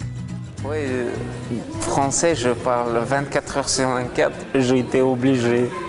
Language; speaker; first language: French; non-native, learner; Russian